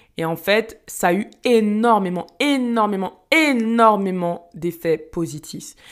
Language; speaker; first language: French; early bilingual, other home language; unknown